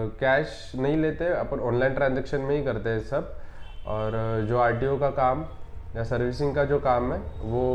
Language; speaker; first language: Hindi; non-native, local second language; Marathi